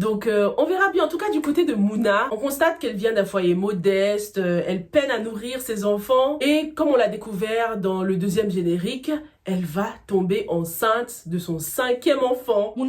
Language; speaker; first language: French; native; French